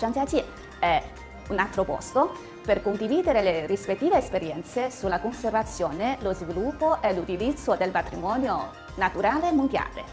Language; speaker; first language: Italian; non-native, fluent; Chinese